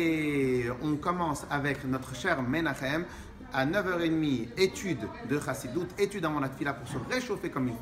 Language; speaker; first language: French; native; French